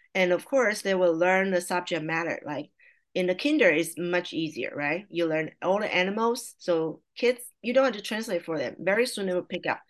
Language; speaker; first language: English; non-native, fluent; Chinese